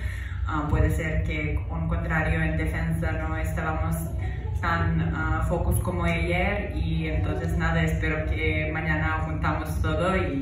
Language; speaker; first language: Spanish; non-native, fluent; Serbian